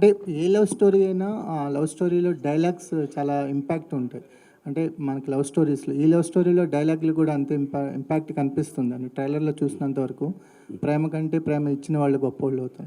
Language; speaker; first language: Telugu; native; Telugu